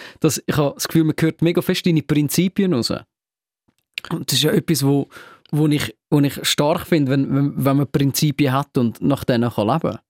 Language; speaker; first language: German; native; German